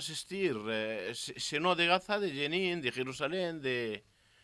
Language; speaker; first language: Spanish; non-native, learner; Arabic